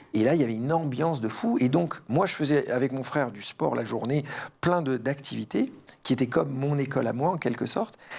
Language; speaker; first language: French; early bilingual, other home language; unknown